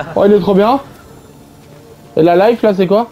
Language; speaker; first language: French; native; French